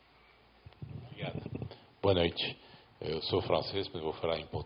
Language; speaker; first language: Portuguese; non-native, fluent; French